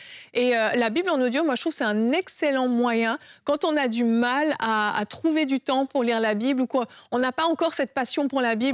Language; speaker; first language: French; native; French